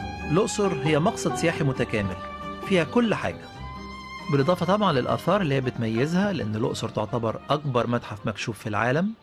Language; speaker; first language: Arabic; native; Arabic